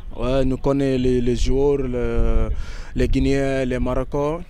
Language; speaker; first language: French; non-native, learner; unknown